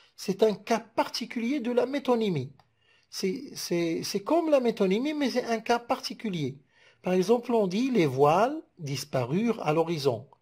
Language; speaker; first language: French; non-native, local second language; Arabic